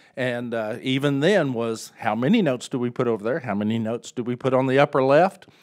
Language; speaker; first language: English; native; English